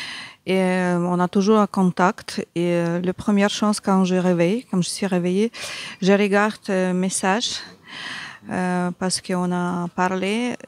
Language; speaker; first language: French; non-native, learner; Ukrainian